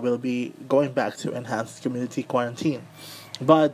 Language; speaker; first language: English; non-native, local second language; Cebuano